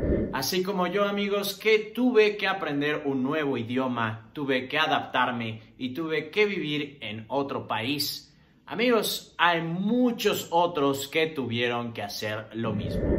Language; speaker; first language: Spanish; non-native, fluent; Bulgarian